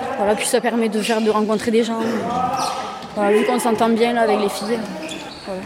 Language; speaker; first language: French; native; French